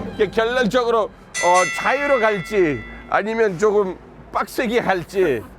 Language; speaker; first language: Korean; non-native, fluent; English